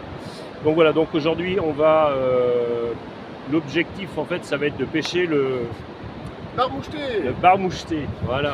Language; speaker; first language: French; native; French